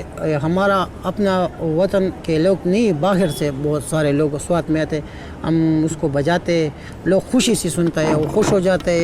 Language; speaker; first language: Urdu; non-native, local second language; Pashto